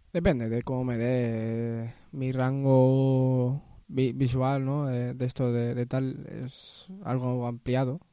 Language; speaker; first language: Spanish; native; Spanish